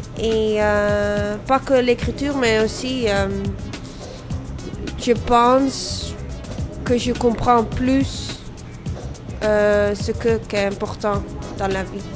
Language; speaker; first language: French; non-native, fluent; Dutch